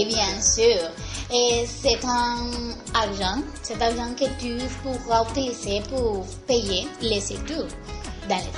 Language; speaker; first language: French; non-native, learner; Spanish